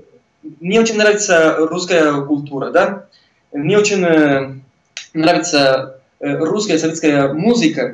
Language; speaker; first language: Russian; non-native, fluent; Spanish